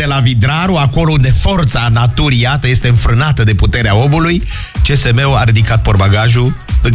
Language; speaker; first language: Romanian; native; Romanian